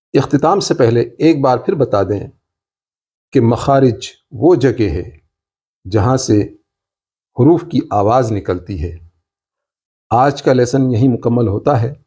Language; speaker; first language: Urdu; native; Urdu